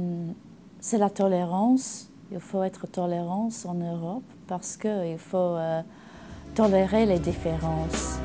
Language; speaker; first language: French; non-native, learner; English